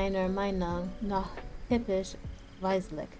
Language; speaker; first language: German; non-native, learner; English